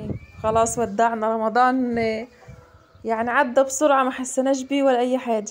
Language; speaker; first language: Arabic; native; Arabic